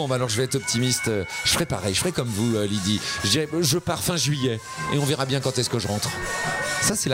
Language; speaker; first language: French; native; French